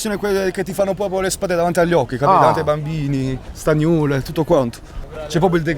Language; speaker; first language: Italian; native; Italian